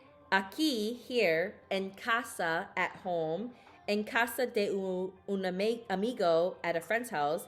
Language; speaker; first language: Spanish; non-native, learner; English